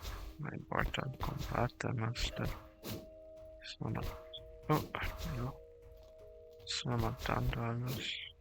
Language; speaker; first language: Spanish; non-native, learner; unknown